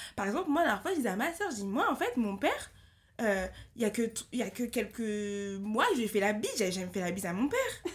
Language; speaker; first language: French; early bilingual, other home language; Lingala